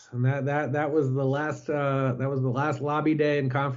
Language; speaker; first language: English; native; English